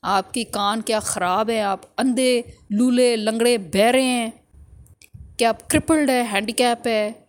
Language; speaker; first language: Urdu; native; Urdu